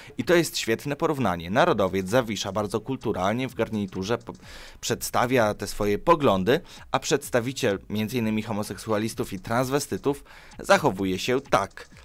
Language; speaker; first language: Polish; early bilingual, other home language; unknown